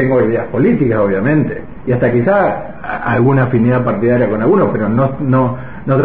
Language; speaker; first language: Spanish; native; Spanish